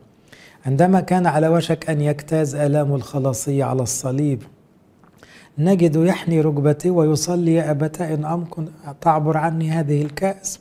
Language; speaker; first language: Arabic; native; Arabic